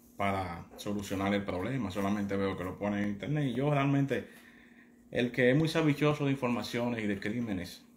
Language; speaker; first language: Spanish; native; Spanish